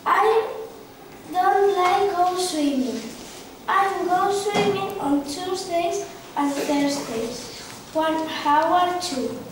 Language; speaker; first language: English; non-native, learner; Spanish